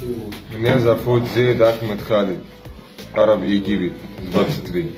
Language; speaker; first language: Russian; non-native, learner; Arabic